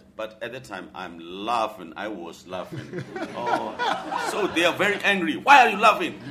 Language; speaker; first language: English; non-native, learner; Burmese